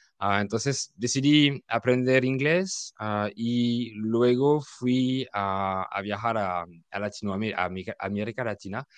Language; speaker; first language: Spanish; non-native, fluent; French